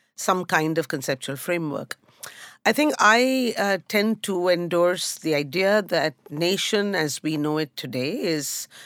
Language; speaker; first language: English; non-native, local second language; Bangla